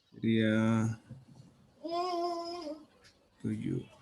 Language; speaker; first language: English; non-native, learner; Spanish